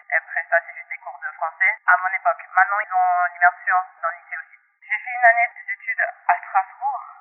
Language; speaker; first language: French; non-native, local second language; English